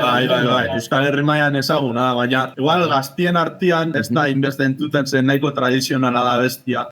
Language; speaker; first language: Basque; native; Basque